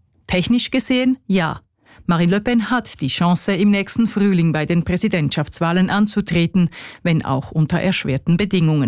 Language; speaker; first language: German; native; German